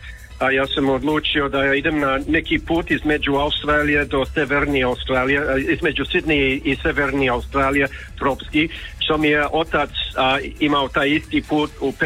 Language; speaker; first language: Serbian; early bilingual, heritage; Croatian